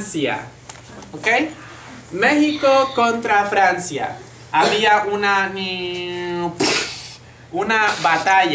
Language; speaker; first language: Spanish; non-native, fluent; English